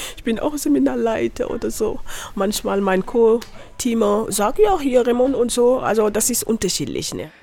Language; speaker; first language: German; non-native, fluent; Wolof